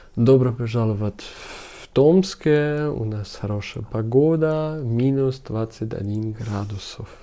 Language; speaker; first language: Russian; non-native, fluent; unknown